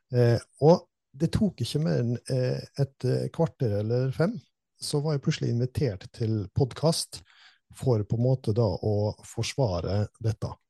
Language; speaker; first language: Norwegian; native; Norwegian